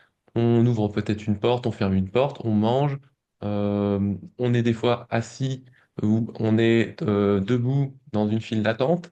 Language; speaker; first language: French; native; French